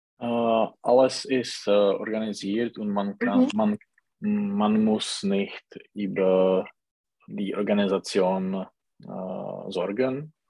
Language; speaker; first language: German; non-native, learner; Czech